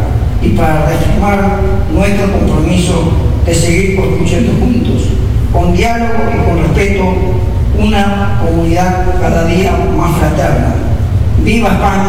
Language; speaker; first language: Spanish; native; Spanish